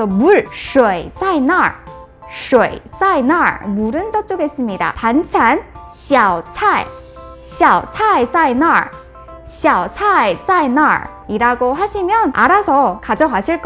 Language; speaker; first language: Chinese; non-native, fluent; Korean